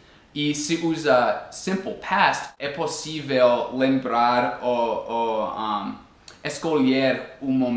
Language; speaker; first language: Portuguese; non-native, fluent; English